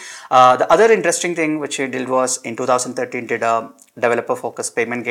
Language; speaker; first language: English; non-native, local second language; Malayalam